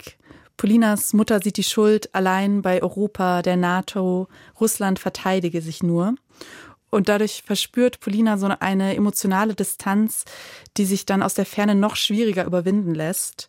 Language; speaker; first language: German; native; German